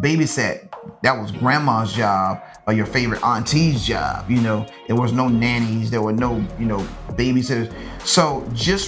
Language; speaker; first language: English; native; English